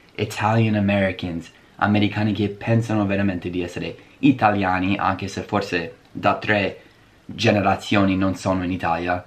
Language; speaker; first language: Italian; non-native, fluent; English